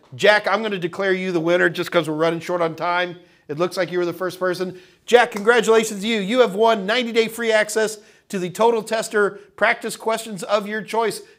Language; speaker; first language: English; native; English